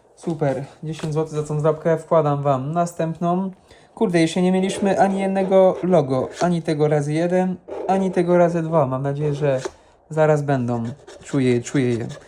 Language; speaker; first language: Polish; non-native, fluent; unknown